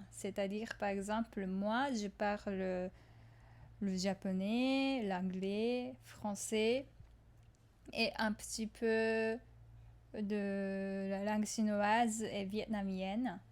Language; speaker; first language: French; non-native, fluent; Japanese